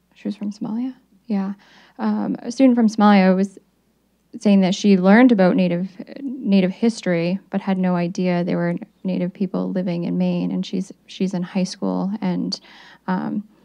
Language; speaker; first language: English; native; English